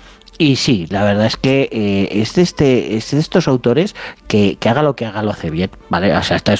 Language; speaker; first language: Spanish; native; Spanish